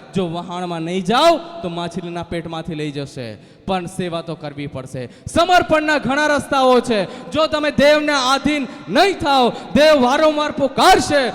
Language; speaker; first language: Gujarati; native; Gujarati